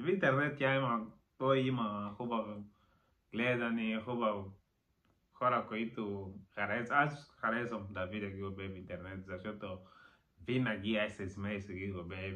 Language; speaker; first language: Bulgarian; non-native, learner; Macedonian